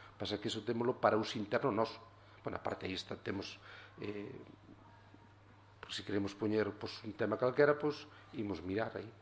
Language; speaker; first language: Galician; native; Galician